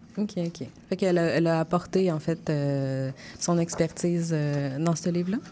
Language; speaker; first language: French; native; French